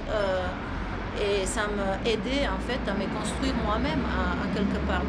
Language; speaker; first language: French; non-native, fluent; Serbian